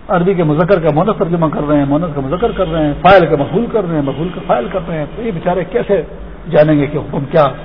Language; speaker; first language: Urdu; non-native, local second language; Pashto